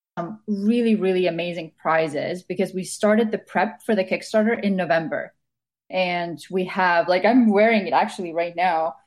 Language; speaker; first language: English; non-native, fluent; Estonian